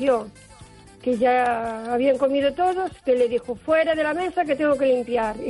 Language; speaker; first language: Spanish; native; Spanish